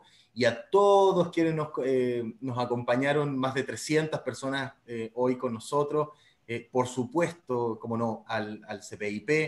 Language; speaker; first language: Spanish; native; Spanish